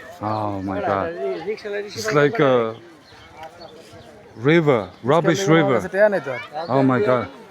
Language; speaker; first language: English; non-native, learner; Mongolian